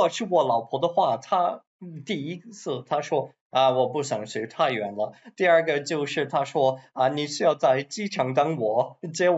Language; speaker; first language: Chinese; non-native, learner; English